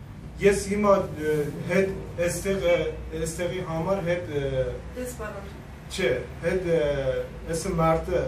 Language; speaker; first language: Armenian; non-native, learner; Persian